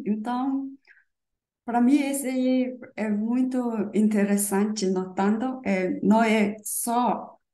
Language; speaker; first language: Portuguese; non-native, learner; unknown